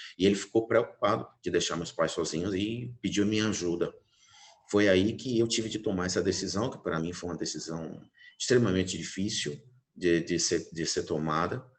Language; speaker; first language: Portuguese; native; Portuguese